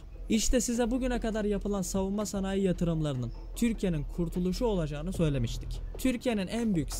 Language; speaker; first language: Turkish; native; Turkish